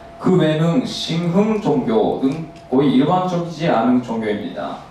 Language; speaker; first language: Korean; non-native, learner; Japanese